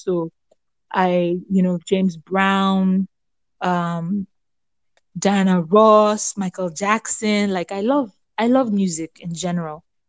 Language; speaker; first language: English; non-native, local second language; Yoruba